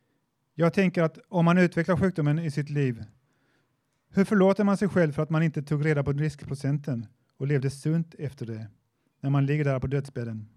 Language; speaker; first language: Swedish; native; Swedish